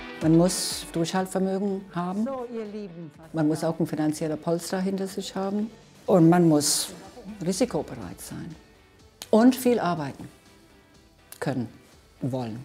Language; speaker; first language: German; non-native, fluent; English